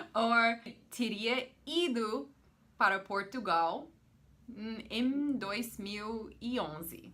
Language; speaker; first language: Portuguese; non-native, fluent; English